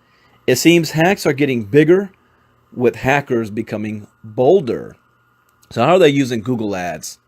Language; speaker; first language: English; native; English